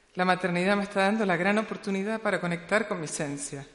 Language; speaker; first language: Spanish; native; Spanish